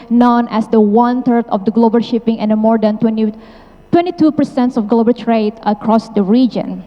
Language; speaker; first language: English; non-native, fluent; Indonesian